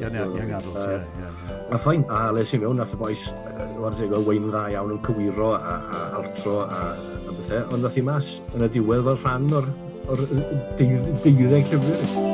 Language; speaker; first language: Welsh; native; Welsh